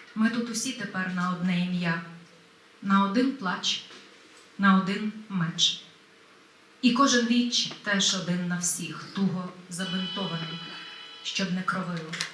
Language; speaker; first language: Ukrainian; native; Ukrainian